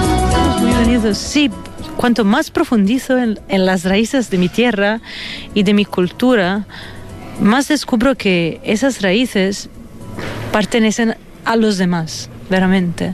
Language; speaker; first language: Spanish; non-native, fluent; Italian